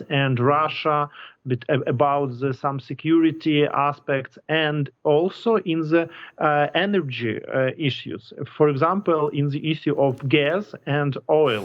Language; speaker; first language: English; non-native, learner; Ukrainian